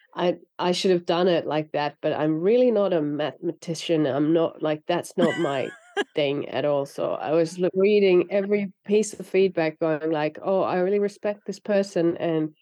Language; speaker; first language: English; non-native, fluent; Finnish